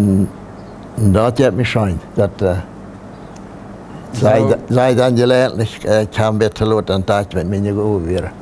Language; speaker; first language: German; non-native, local second language; Plautdietsch